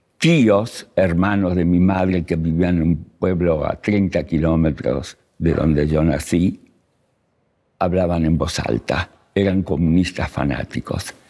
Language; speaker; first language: Spanish; early bilingual, other home language; Russian